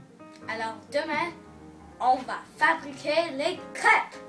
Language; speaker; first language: French; non-native, learner; English